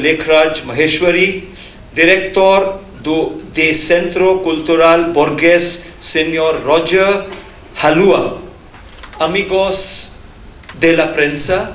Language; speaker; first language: Spanish; non-native, learner; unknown